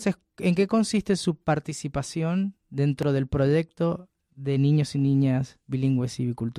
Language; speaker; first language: Spanish; native; Spanish